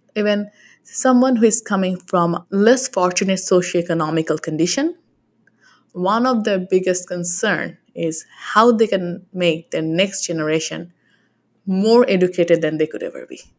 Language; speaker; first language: English; non-native, local second language; Bangla